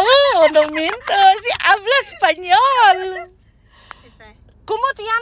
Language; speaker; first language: Spanish; non-native, learner; Waray